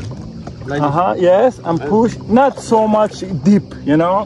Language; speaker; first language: English; non-native, learner; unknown